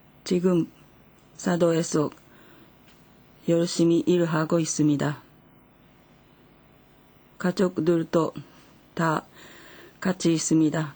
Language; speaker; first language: Korean; non-native, fluent; Japanese